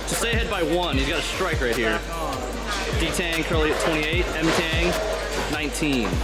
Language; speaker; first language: English; native; English